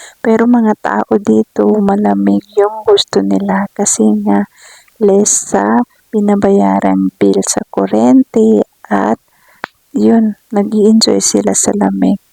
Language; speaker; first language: Filipino; native; Filipino